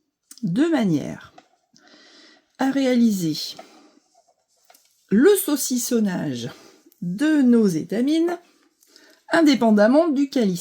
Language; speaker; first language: French; native; French